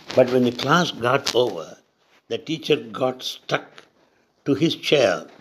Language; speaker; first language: English; non-native, local second language; Telugu